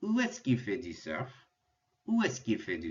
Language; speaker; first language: French; non-native, fluent; English